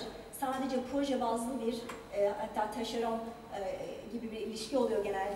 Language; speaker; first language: Turkish; native; Turkish